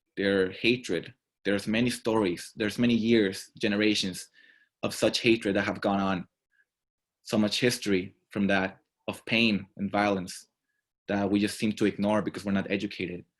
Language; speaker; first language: English; non-native, fluent; Spanish